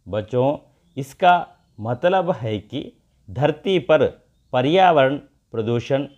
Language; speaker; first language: Hindi; non-native, local second language; Telugu